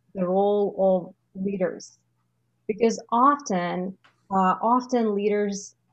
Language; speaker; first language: English; non-native, fluent; Russian